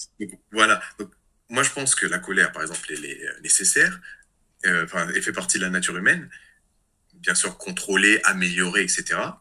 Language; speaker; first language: French; native; French